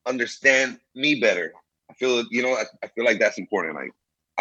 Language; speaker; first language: English; early bilingual, other home language; Spanish